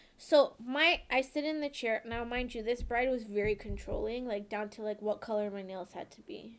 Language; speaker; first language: English; native; English